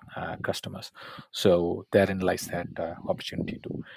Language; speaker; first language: English; non-native, local second language; Tamil